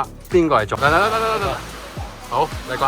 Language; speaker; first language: Chinese; native; Chinese